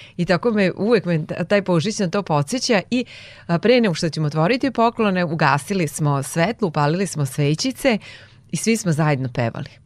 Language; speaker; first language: Serbian; non-native, local second language; Hungarian